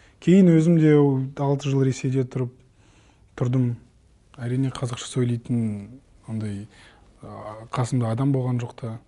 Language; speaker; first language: Kazakh; non-native, local second language; Russian